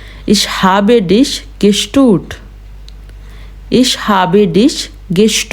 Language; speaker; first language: German; non-native, fluent; Urdu